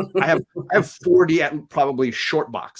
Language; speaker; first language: English; native; English